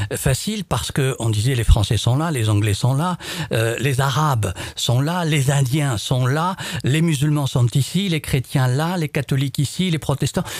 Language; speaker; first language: French; non-native, local second language; Arabic